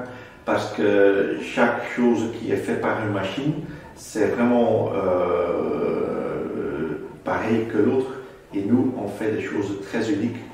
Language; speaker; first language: French; non-native, local second language; Dutch